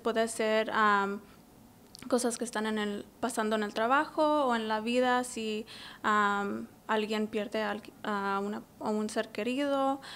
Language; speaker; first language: Spanish; early bilingual, heritage; English